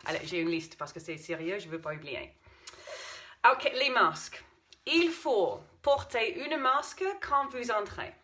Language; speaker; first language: French; non-native, fluent; English